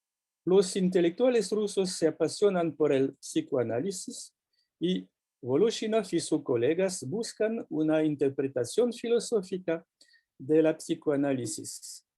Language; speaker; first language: Spanish; non-native, fluent; French